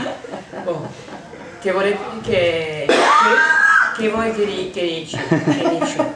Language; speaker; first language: Italian; non-native, learner; French